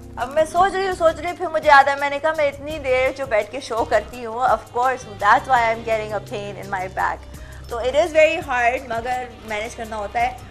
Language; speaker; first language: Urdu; native; Urdu